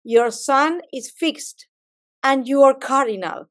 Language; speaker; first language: English; non-native, fluent; Spanish